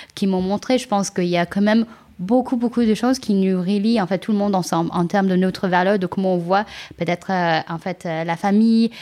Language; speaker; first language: French; non-native, fluent; English